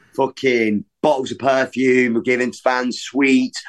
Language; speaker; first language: English; native; English